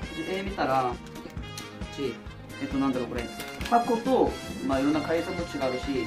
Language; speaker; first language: Japanese; non-native, learner; Korean